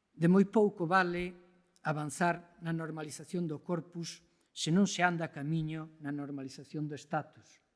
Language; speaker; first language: Galician; native; Galician